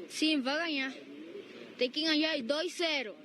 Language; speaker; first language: Portuguese; early bilingual, heritage; Portuguese